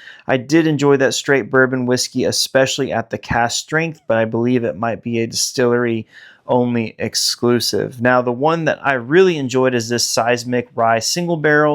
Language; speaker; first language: English; native; English